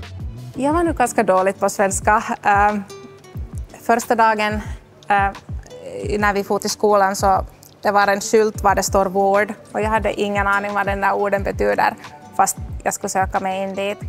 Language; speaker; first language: Swedish; non-native, local second language; Finnish